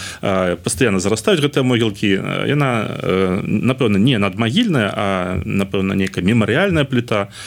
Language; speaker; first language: Belarusian; non-native, local second language; Russian